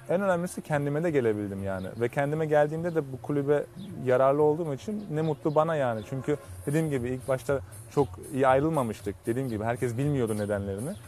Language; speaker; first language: Turkish; early bilingual, heritage; Turkish